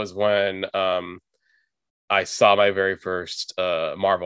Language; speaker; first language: English; native; English